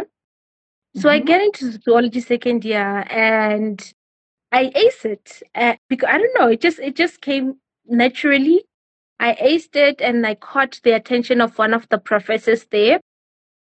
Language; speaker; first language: English; non-native, local second language; Northern Sotho